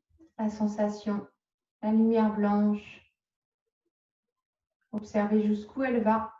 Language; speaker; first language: French; native; French